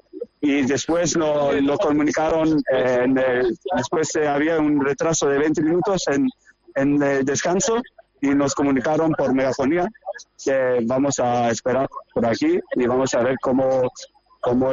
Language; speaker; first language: Spanish; non-native, fluent; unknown